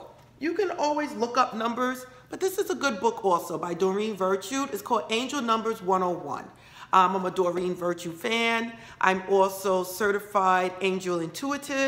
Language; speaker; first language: English; native; English